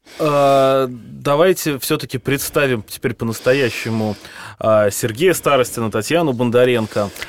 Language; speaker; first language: Russian; native; Russian